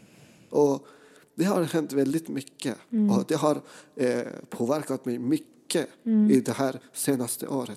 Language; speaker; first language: Swedish; non-native, fluent; Persian